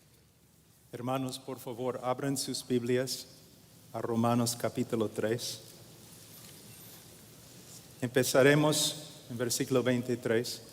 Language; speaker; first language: Spanish; non-native, fluent; English